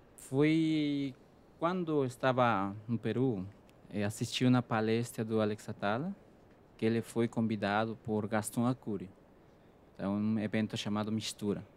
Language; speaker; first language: Portuguese; non-native, fluent; Spanish